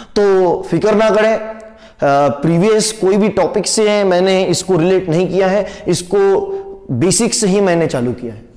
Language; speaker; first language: Hindi; non-native, local second language; Marathi